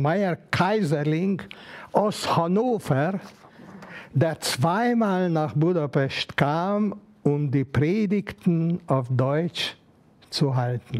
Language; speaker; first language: German; non-native, fluent; Hungarian